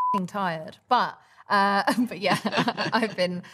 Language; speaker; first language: English; native; English